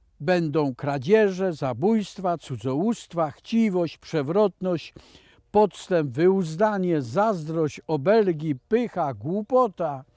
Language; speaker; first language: Polish; native; Polish